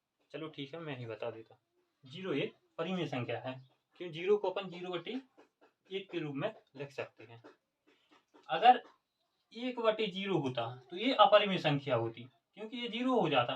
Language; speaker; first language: Hindi; native; Hindi